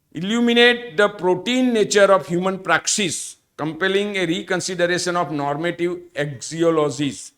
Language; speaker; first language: English; non-native, local second language; Gujarati